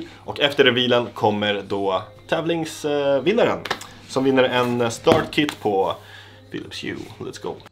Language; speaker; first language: Swedish; native; Swedish